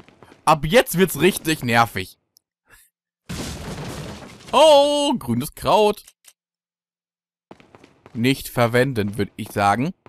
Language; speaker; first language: German; native; German